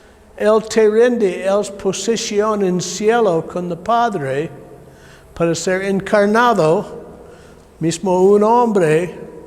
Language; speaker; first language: Spanish; non-native, learner; English